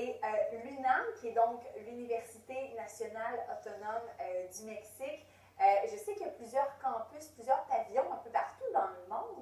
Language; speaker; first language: French; native; French